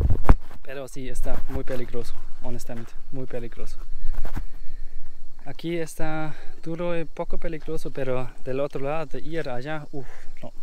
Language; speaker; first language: Spanish; non-native, learner; German